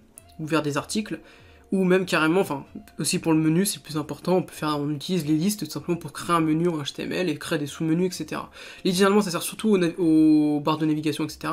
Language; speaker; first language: French; native; French